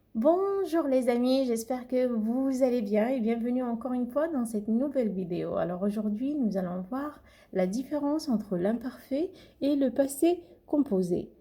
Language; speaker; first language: French; non-native, local second language; Arabic